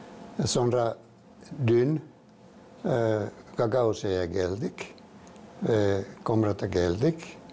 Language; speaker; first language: Turkish; non-native, fluent; Finnish